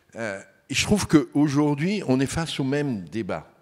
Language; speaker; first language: French; native; French